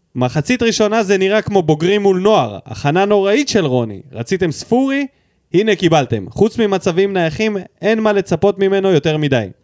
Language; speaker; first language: Hebrew; early bilingual, other home language; Russian